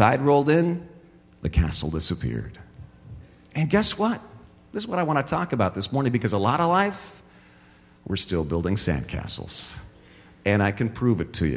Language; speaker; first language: English; native; English